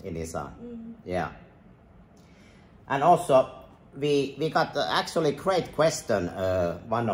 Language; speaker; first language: English; non-native, fluent; Finnish